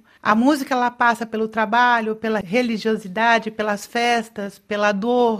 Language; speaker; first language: Portuguese; native; Portuguese